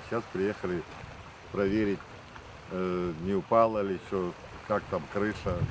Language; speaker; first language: Russian; native; Russian